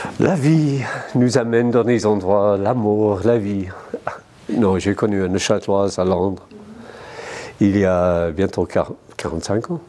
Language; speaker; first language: French; non-native, fluent; English